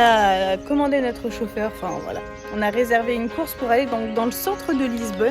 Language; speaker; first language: French; native; French